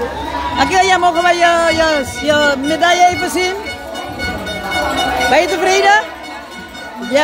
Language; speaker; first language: Dutch; native; Dutch